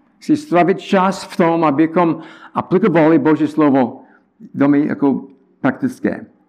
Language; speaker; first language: Czech; non-native, learner; English